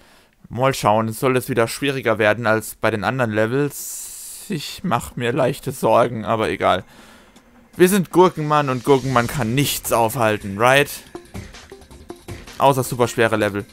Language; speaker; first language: German; native; German